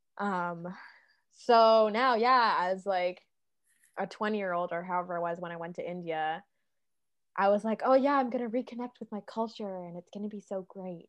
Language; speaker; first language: English; native; English